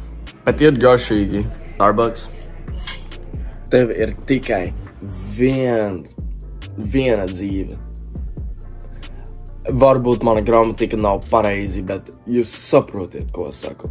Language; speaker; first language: Latvian; early bilingual, heritage; English